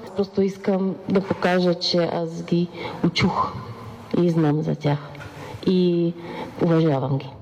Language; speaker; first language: Bulgarian; non-native, fluent; Czech